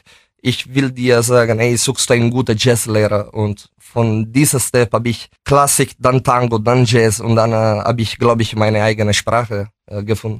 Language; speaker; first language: German; non-native, fluent; Italian